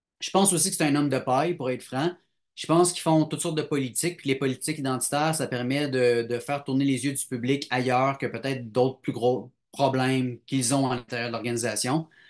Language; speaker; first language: French; native; French